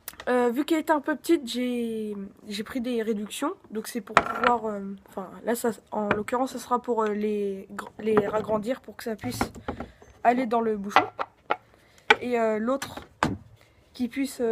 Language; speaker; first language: French; native; French